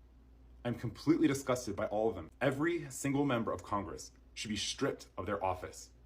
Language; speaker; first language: English; native; English